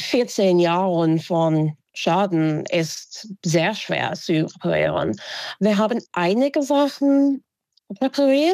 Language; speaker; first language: German; non-native, fluent; English